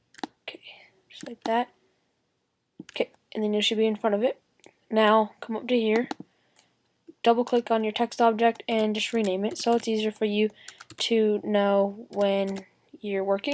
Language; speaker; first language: English; native; English